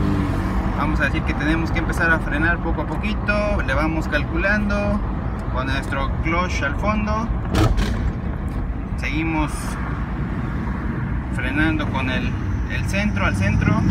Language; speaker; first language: Spanish; native; Spanish